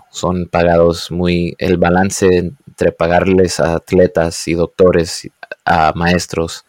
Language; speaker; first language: Spanish; early bilingual, heritage; Spanish